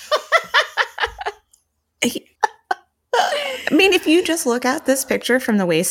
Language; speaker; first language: English; native; English